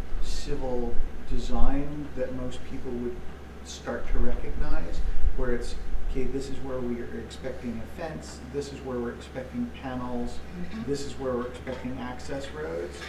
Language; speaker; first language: English; native; English